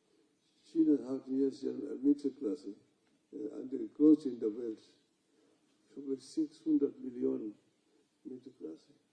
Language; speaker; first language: German; non-native, fluent; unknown